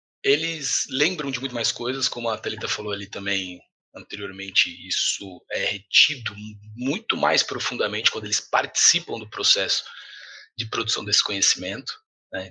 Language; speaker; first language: Portuguese; native; Portuguese